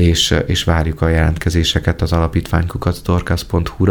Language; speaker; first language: Hungarian; native; Hungarian